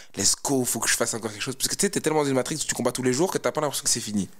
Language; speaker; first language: French; native; French